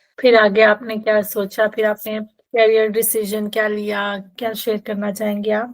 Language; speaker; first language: Urdu; native; Urdu